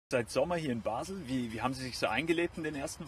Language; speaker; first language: German; native; German